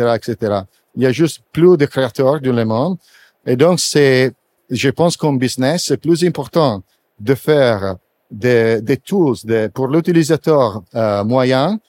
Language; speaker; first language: French; non-native, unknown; Italian